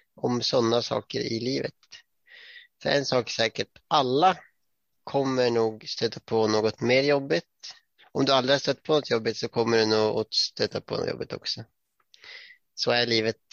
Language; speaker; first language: Swedish; native; Swedish